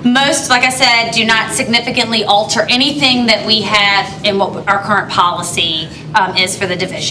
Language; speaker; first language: English; native; English